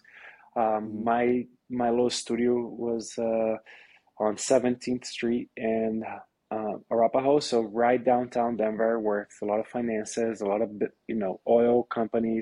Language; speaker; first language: English; non-native, fluent; Portuguese